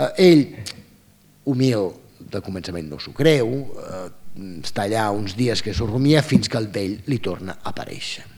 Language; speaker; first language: Catalan; non-native, fluent; Italian